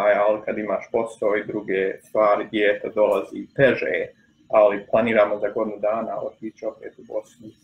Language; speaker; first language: Croatian; early bilingual, other home language; Bosnian